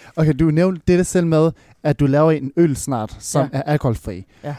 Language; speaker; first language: Danish; early bilingual, other home language; Vietnamese